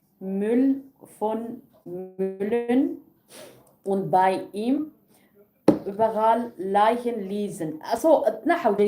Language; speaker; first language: German; non-native, learner; Kurdish